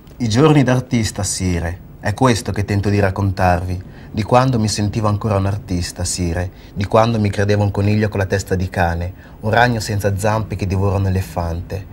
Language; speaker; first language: Italian; early bilingual, other home language; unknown